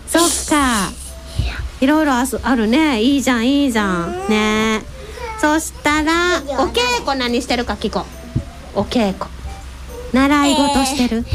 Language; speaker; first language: Japanese; native; Japanese